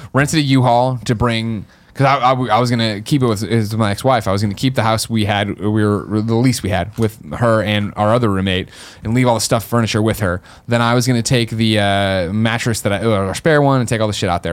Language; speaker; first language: English; native; English